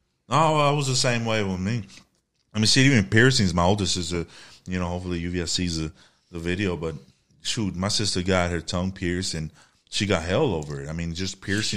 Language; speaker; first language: English; early bilingual, other home language; Spanish